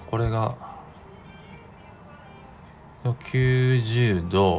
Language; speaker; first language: Japanese; native; Japanese